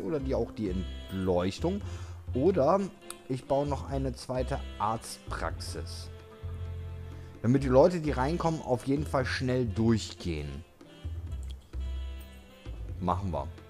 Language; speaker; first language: German; native; German